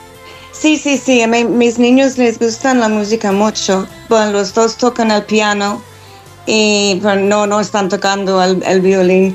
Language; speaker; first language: Spanish; non-native, fluent; English